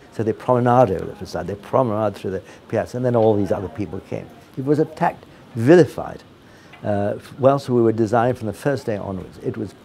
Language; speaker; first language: English; non-native, fluent; Italian